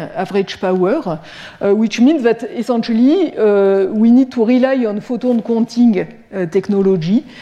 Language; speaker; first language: English; non-native, fluent; French